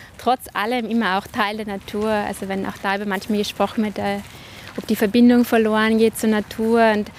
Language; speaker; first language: German; native; German